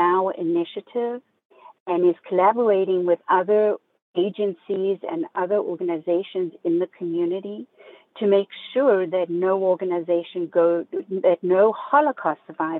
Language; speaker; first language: English; native; English